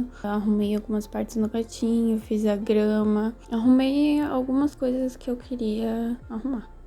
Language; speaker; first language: Portuguese; native; Portuguese